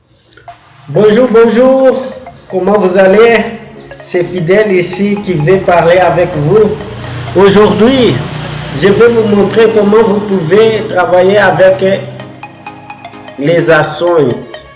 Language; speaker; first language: French; non-native, fluent; Portuguese